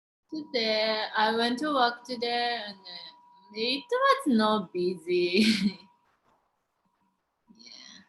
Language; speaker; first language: English; non-native, learner; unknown